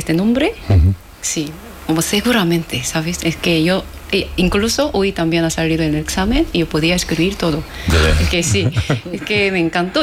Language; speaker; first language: Spanish; non-native, fluent; Korean